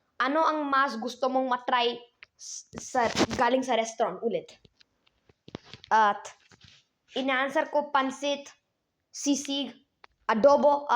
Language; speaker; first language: Filipino; non-native, learner; Hindi